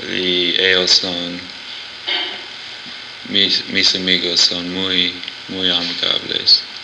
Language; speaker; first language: Spanish; non-native, learner; English